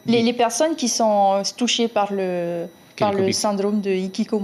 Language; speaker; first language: French; native; French